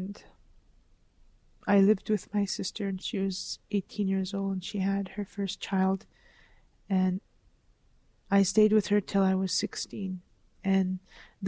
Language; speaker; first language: English; native; English